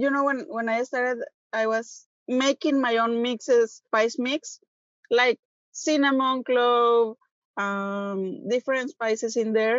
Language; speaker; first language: English; non-native, fluent; Spanish